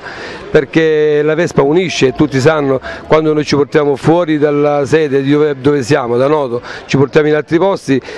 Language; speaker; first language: Italian; native; Italian